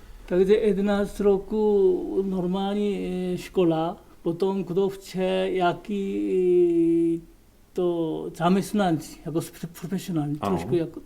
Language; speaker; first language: Czech; non-native, learner; Korean